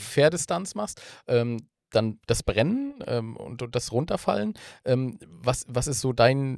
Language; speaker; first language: German; native; German